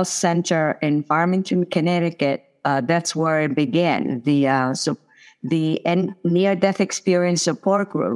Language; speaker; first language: English; non-native, fluent; Italian